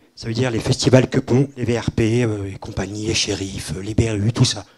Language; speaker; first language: French; native; French